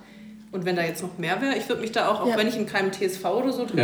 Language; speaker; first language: German; native; German